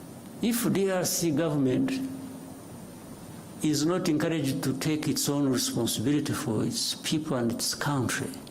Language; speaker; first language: English; non-native, local second language; Kinyarwanda